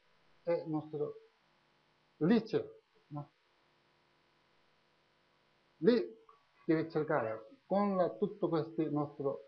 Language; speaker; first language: Italian; non-native, learner; Tibetan